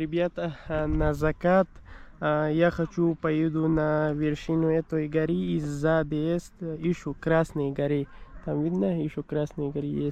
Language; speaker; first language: Russian; non-native, learner; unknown